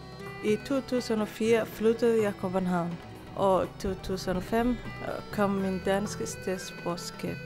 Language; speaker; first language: Danish; non-native, fluent; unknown